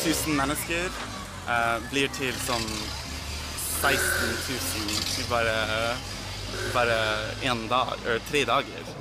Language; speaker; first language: Norwegian; non-native, learner; English